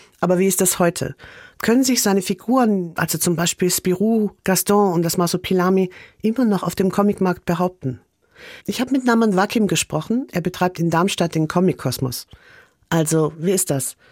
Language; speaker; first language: German; native; German